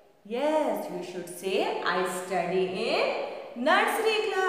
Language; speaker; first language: English; non-native, local second language; Hindi